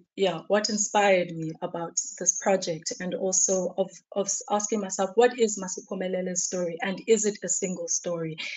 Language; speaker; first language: English; non-native, local second language; Xhosa